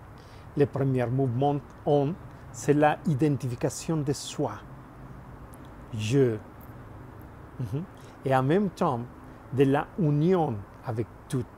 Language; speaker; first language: French; non-native, learner; Spanish